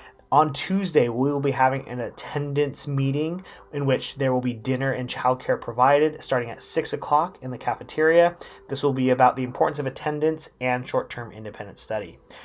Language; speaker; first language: English; early bilingual, other home language; Spanish